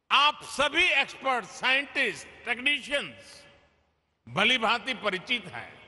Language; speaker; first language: Hindi; non-native, local second language; Gujarati